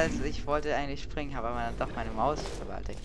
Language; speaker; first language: German; native; German